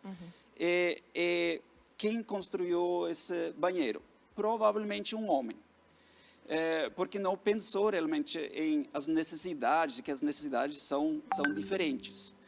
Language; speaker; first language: Portuguese; non-native, fluent; Norwegian